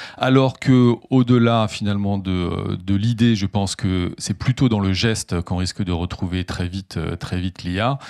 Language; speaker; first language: French; native; French